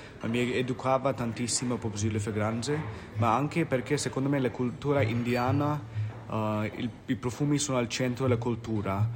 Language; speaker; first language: Italian; non-native, fluent; Hindi